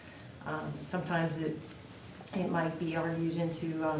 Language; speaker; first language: English; native; English